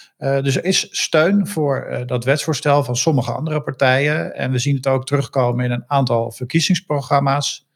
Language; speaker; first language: Dutch; native; Dutch